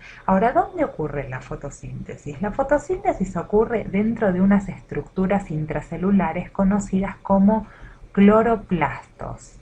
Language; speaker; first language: Spanish; native; Spanish